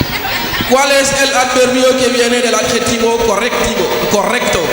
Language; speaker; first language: Spanish; non-native, fluent; French